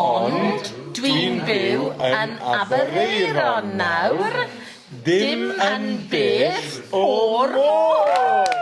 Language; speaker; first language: Welsh; non-native, learner; English